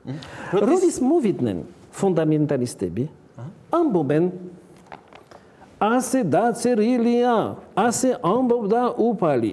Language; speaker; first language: Georgian; non-native, learner; French